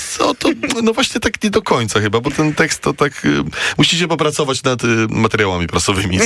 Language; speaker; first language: Polish; native; Polish